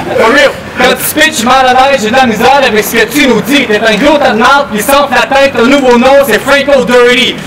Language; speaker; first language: French; native; French